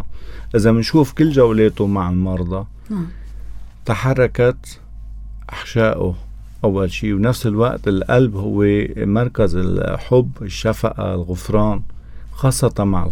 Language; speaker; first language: Arabic; native; Arabic